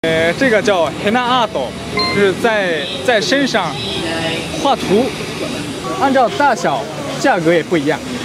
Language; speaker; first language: Chinese; non-native, fluent; Japanese